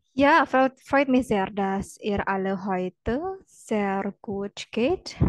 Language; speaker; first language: German; non-native, fluent; Indonesian